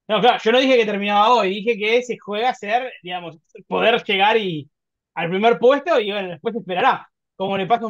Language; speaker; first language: Spanish; native; Spanish